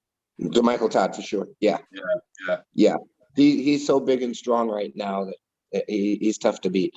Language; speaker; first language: English; native; English